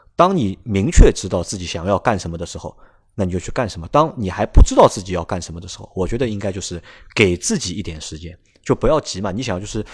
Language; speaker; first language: Chinese; non-native, local second language; Wu Chinese